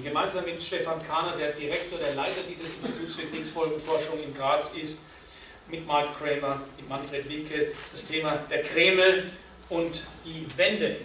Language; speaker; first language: German; native; German